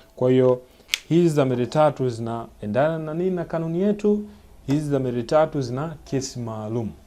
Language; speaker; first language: Swahili; native; Swahili